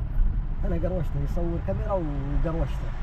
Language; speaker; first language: Arabic; native; Arabic